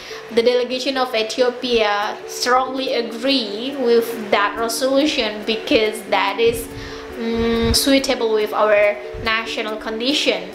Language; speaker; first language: English; non-native, fluent; Indonesian